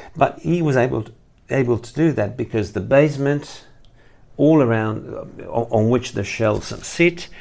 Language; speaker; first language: English; non-native, fluent; Italian